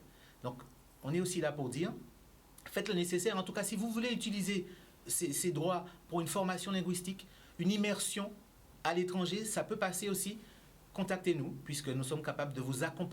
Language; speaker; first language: French; native; French